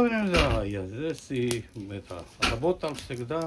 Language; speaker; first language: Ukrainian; non-native, learner; Georgian